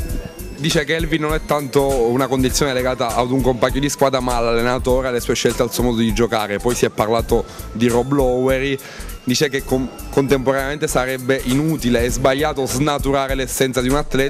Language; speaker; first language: Italian; native; Italian